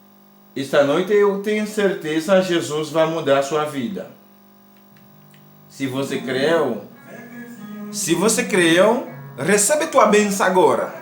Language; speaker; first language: Portuguese; non-native, learner; Haitian Creole